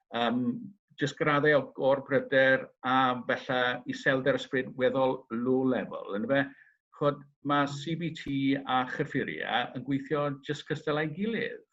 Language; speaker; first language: Welsh; native; Welsh